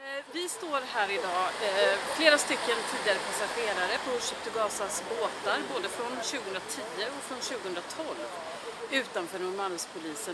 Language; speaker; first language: Swedish; native; Swedish